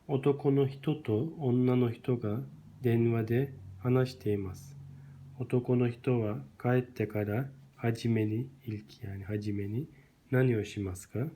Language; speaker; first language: Japanese; non-native, fluent; Turkish